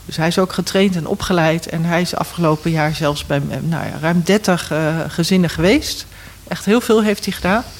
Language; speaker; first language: Dutch; native; Dutch